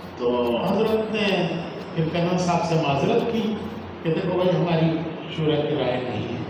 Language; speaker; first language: Urdu; native; Urdu